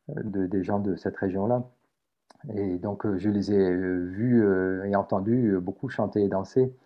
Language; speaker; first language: French; native; French